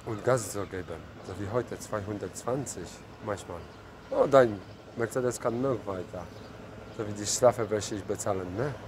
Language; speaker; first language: German; non-native, learner; Polish